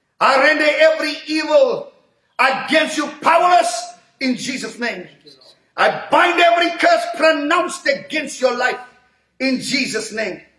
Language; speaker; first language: English; native; English